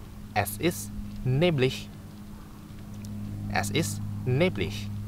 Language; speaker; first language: German; non-native, fluent; Indonesian